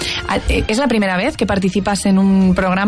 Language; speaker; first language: Spanish; native; Spanish